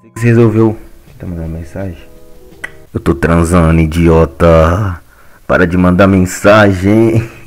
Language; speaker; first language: Portuguese; native; Portuguese